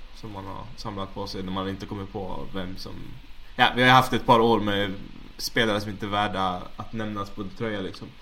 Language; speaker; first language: Swedish; early bilingual, other home language; Arabic